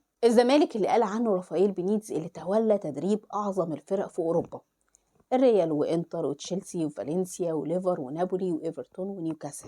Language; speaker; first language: Arabic; native; Arabic